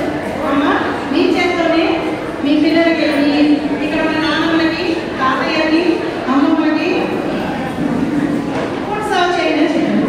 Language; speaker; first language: Telugu; native; Telugu